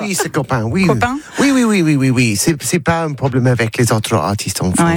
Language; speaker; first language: French; non-native, learner; English